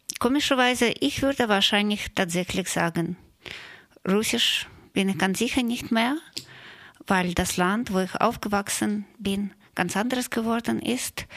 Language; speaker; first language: German; non-native, fluent; Russian